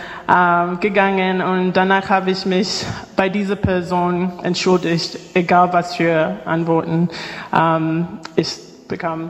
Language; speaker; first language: German; non-native, fluent; English